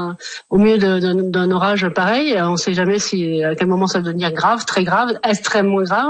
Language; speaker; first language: French; native; French